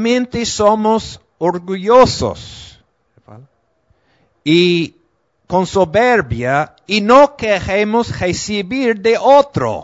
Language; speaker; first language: Portuguese; non-native, fluent; Spanish